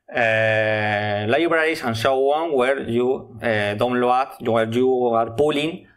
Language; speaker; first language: English; non-native, learner; Spanish